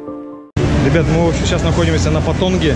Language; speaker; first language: Russian; native; Russian